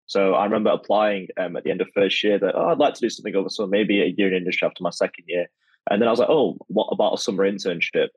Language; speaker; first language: English; native; English